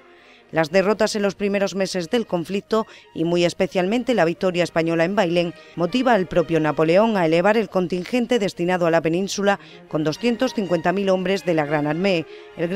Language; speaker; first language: Spanish; native; Spanish